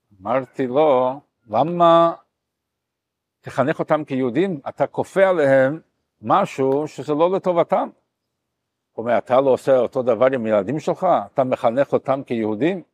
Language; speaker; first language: Hebrew; non-native, fluent; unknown